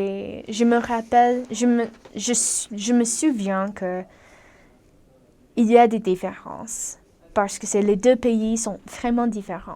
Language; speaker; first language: French; non-native, learner; English